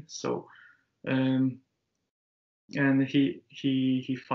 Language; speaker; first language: English; non-native, learner; Japanese